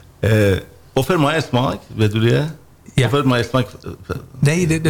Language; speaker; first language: Dutch; non-native, learner; Persian